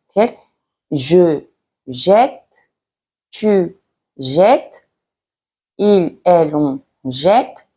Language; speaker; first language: French; non-native, fluent; Mongolian